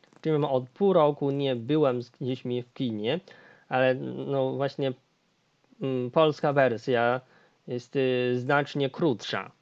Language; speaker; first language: Polish; non-native, fluent; Chinese